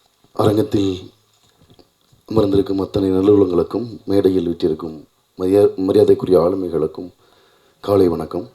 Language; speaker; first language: Tamil; native; Tamil